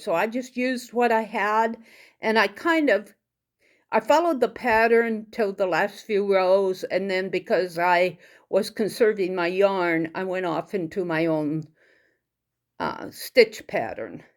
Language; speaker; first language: English; native; English